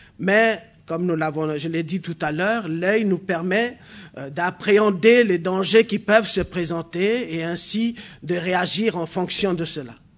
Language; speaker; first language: French; non-native, local second language; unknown